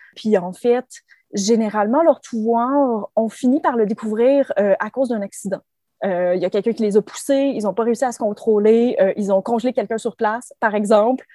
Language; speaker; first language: French; native; French